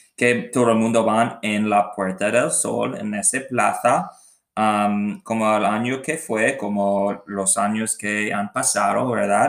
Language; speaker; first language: Spanish; non-native, learner; English